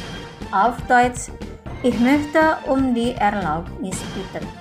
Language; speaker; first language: German; non-native, fluent; Indonesian